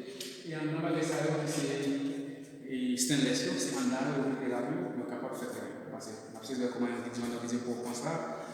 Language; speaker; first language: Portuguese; non-native, learner; Haitian Creole